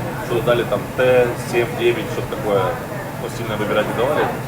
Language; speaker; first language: Russian; native; Russian